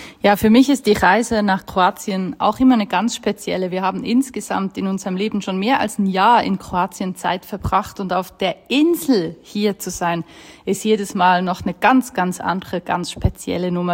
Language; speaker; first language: German; native; German